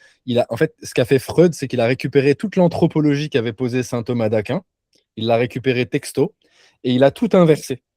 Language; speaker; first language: French; native; French